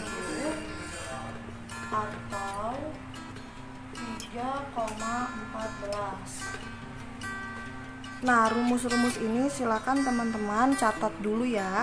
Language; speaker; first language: Indonesian; native; Indonesian